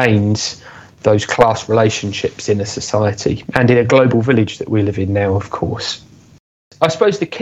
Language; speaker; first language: English; native; English